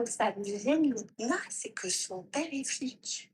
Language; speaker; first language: French; native; French